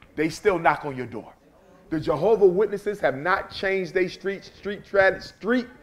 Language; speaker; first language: English; native; English